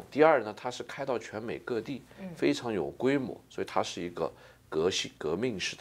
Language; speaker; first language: Chinese; native; Chinese